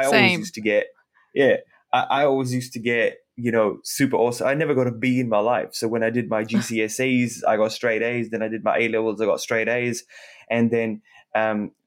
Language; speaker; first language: English; non-native, local second language; Urdu